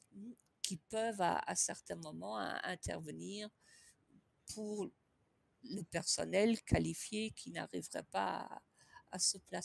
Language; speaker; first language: French; non-native, fluent; German